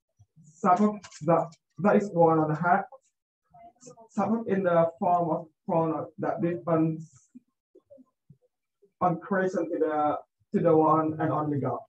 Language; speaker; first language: English; non-native, learner; Indonesian